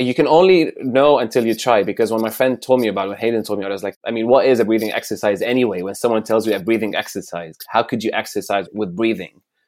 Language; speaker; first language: English; non-native, fluent; Arabic